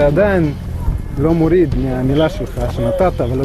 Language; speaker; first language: Hebrew; native; Hebrew